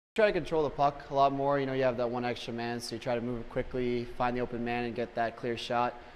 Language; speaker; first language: English; native; English